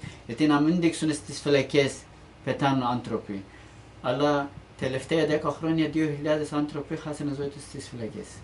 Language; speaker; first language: Greek; non-native, learner; Turkish